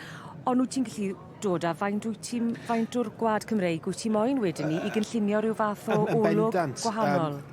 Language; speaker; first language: Welsh; native; Welsh